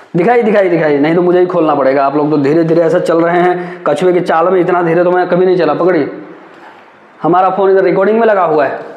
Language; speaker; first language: Hindi; native; Hindi